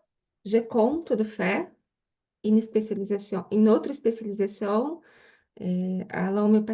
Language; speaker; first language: French; non-native, learner; Portuguese